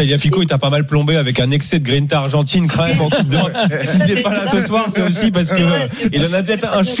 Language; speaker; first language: French; native; French